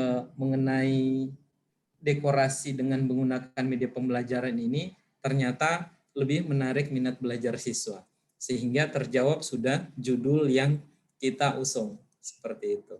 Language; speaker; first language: Indonesian; native; Indonesian